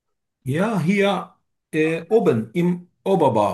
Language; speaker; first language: German; non-native, learner; Turkish